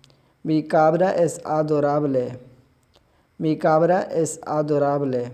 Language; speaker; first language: Spanish; non-native, fluent; Urdu